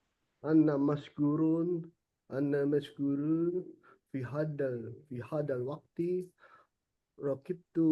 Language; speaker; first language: Arabic; non-native, learner; Indonesian